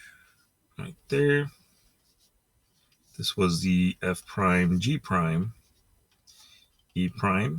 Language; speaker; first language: English; native; English